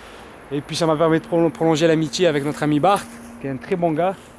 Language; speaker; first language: French; native; French